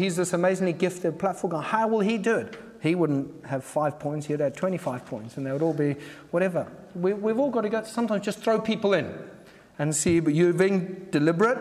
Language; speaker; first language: English; native; English